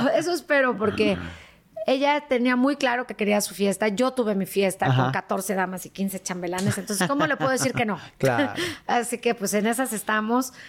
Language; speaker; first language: Spanish; native; Spanish